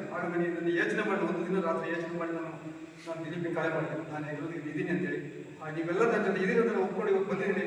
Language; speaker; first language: Kannada; non-native, local second language; Malayalam